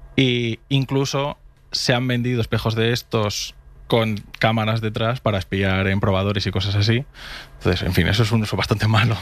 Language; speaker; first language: Spanish; native; Spanish